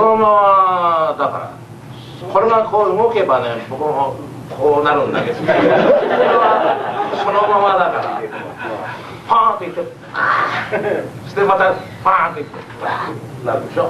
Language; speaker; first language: Japanese; native; Japanese